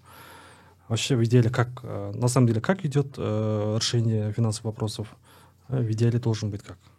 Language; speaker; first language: Russian; non-native, local second language; Kazakh